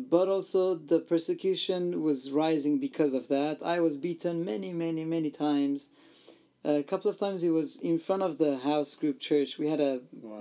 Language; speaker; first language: English; non-native, fluent; Armenian